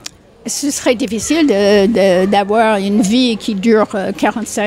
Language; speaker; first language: French; non-native, fluent; English